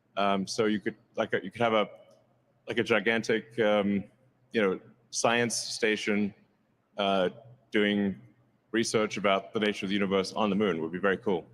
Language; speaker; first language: English; native; English